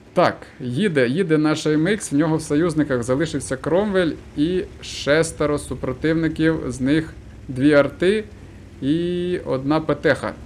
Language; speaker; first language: Ukrainian; non-native, local second language; Russian